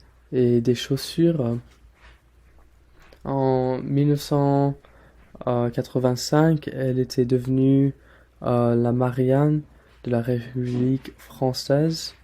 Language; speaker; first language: French; non-native, learner; English